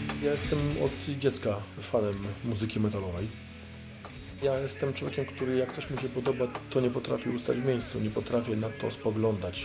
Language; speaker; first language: Polish; native; Polish